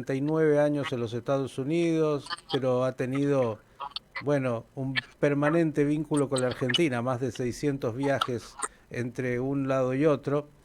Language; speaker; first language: Spanish; native; Spanish